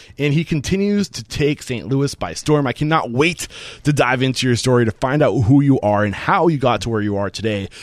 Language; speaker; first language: English; native; English